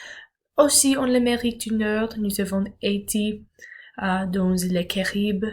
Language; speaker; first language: French; non-native, learner; English